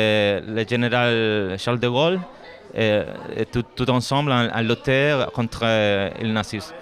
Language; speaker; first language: French; non-native, learner; Spanish